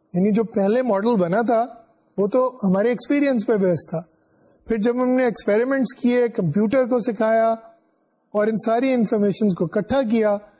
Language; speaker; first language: Urdu; non-native, local second language; Punjabi